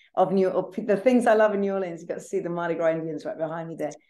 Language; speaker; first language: English; native; English